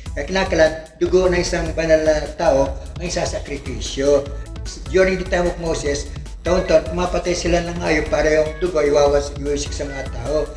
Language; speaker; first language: Filipino; native; Filipino